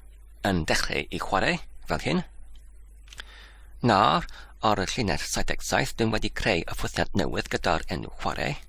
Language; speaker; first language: Welsh; non-native, learner; English